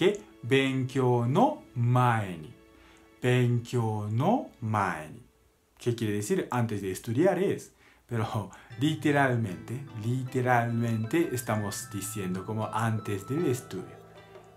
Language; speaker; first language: Spanish; non-native, learner; Japanese